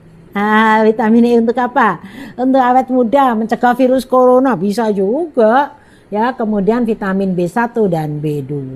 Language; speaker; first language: Indonesian; native; Indonesian